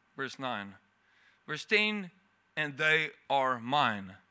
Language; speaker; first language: English; non-native, local second language; Afrikaans